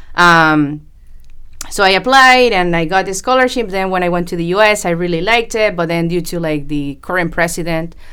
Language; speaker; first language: English; non-native, fluent; Spanish